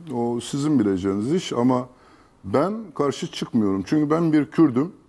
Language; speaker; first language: Turkish; non-native, local second language; Kurdish